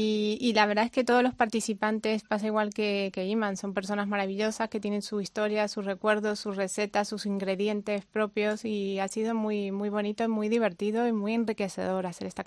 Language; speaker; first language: Spanish; native; Spanish